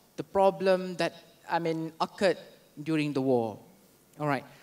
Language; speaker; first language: English; non-native, local second language; Malay